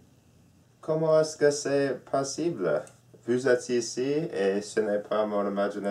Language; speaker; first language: French; non-native, learner; English